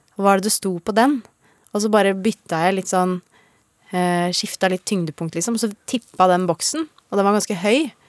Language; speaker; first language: Norwegian; native; Norwegian